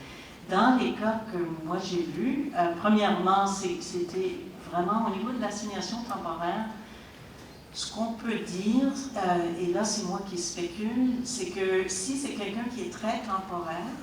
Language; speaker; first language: French; native; French